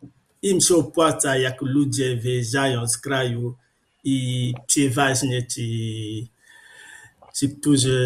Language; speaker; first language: Polish; non-native, fluent; Lingala